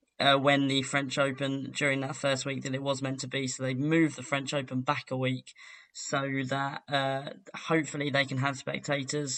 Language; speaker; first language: English; native; English